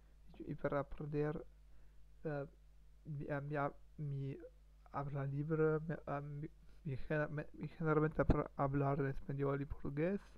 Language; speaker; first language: Spanish; non-native, learner; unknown